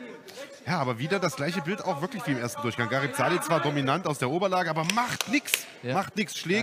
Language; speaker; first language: German; native; German